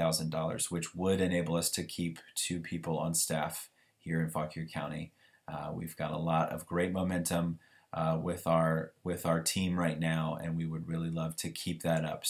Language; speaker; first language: English; native; English